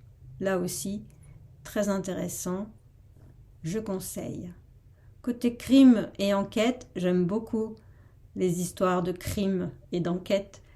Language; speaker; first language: French; non-native, fluent; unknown